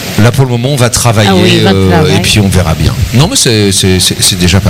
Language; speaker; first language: French; native; French